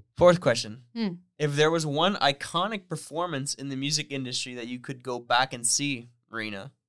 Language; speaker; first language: English; native; English